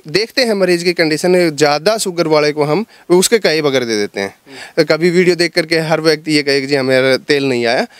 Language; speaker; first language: Hindi; native; Hindi